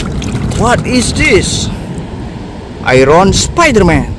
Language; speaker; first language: English; non-native, learner; Indonesian